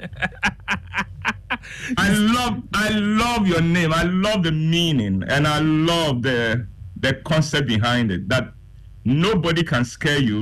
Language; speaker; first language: English; non-native, local second language; Akan